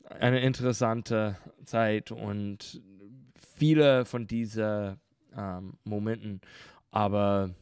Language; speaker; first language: German; non-native, learner; English